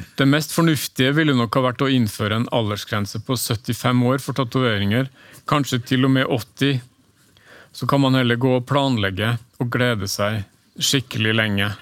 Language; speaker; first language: Norwegian; native; Norwegian